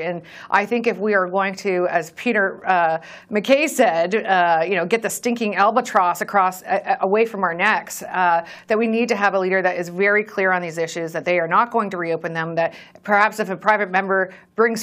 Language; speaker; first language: English; native; English